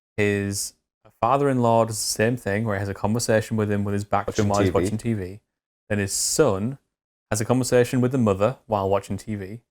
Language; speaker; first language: English; native; English